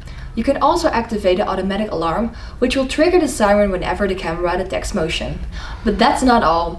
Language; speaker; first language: English; non-native, fluent; Dutch